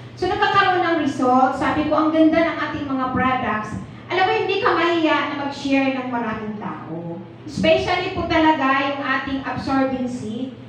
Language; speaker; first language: Filipino; non-native, local second language; Cebuano